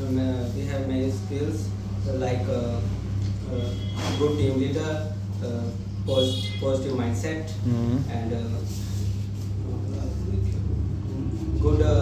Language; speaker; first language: English; non-native, learner; Punjabi